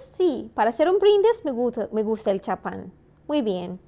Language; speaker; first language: Spanish; non-native, fluent; English